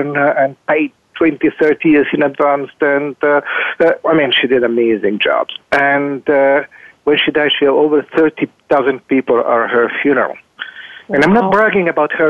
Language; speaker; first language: English; non-native, fluent; Italian